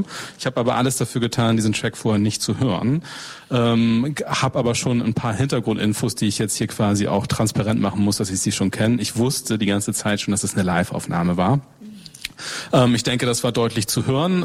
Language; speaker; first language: German; native; German